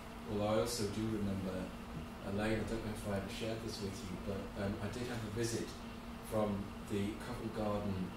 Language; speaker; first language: English; native; English